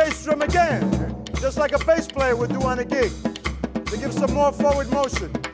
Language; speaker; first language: English; native; English